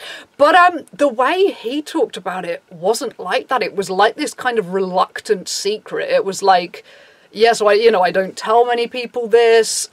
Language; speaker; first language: English; native; English